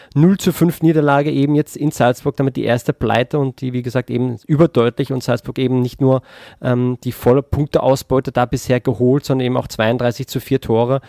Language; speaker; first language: German; native; German